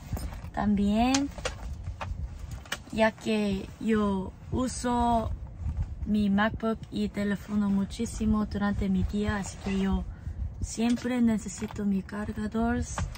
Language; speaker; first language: Spanish; non-native, learner; English